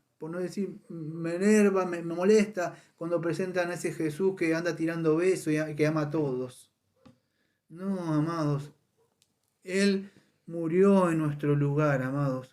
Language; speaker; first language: Spanish; native; Spanish